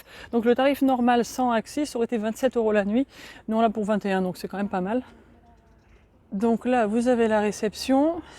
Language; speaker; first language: French; native; French